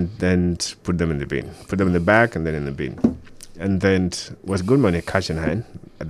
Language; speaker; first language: English; early bilingual, other home language; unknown